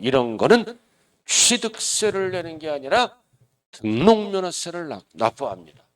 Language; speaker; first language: Korean; native; Korean